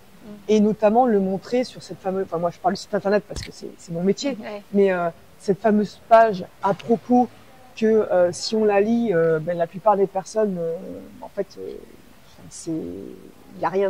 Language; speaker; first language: French; native; French